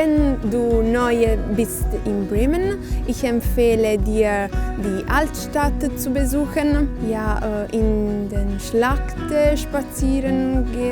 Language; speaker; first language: German; non-native, learner; Italian